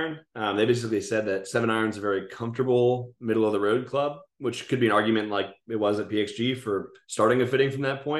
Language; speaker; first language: English; native; English